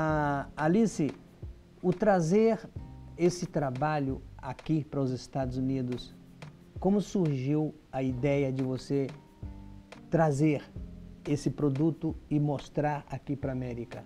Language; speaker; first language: Portuguese; native; Portuguese